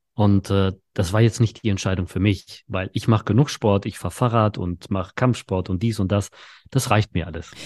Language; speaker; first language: German; early bilingual, other home language; Polish